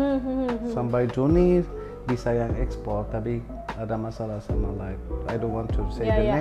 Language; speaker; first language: Indonesian; non-native, learner; Arabic